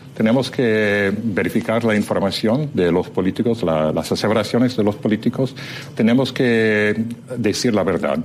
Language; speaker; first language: Spanish; non-native, fluent; English